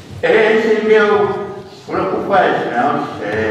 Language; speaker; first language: Portuguese; non-native, local second language; Kayapó